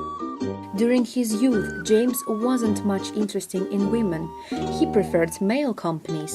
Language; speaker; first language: English; non-native, learner; Russian